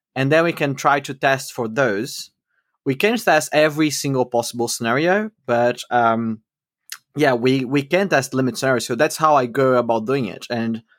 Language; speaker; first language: English; non-native, fluent; Portuguese